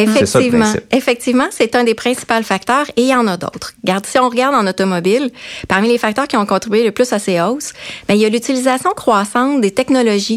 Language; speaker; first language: French; native; French